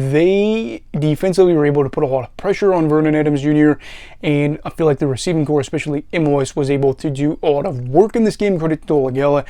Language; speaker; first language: English; native; English